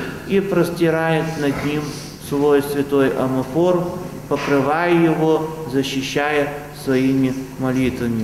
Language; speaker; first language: Russian; native; Russian